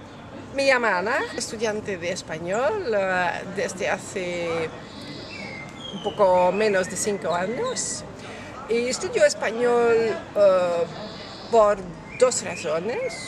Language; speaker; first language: Spanish; non-native, learner; French